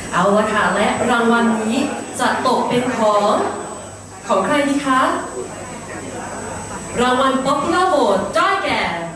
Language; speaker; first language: Thai; native; Thai